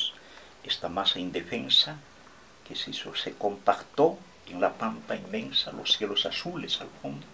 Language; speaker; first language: Spanish; native; Spanish